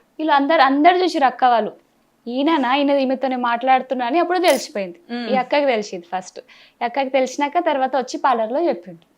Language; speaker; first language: Telugu; non-native, local second language; Urdu